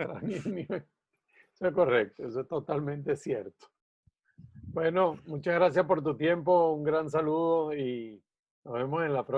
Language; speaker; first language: Spanish; native; Spanish